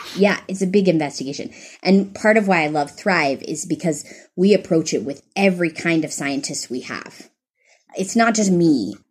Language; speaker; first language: English; native; English